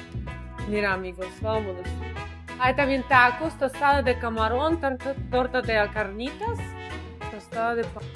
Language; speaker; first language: Spanish; non-native, fluent; Russian